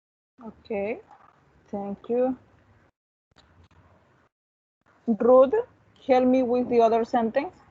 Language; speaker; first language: English; non-native, learner; Spanish